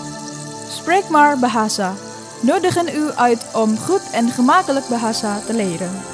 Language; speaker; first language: Dutch; non-native, fluent; Indonesian